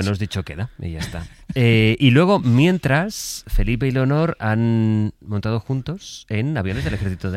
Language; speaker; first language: Spanish; native; Spanish